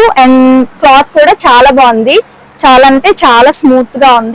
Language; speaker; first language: Telugu; native; Telugu